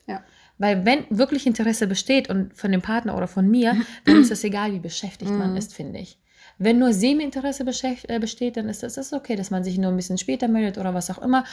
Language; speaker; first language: German; native; German